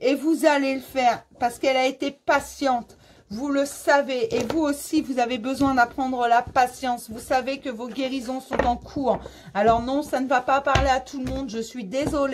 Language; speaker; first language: French; native; French